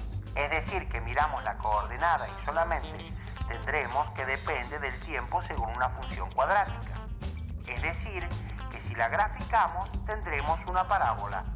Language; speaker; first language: Spanish; native; Spanish